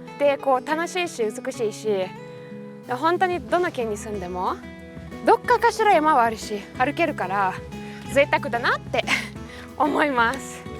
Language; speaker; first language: Japanese; non-native, fluent; Russian